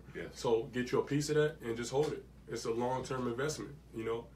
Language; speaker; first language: English; native; English